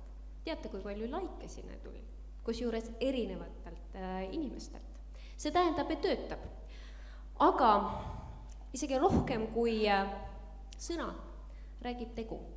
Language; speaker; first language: Estonian; early bilingual, heritage; Estonian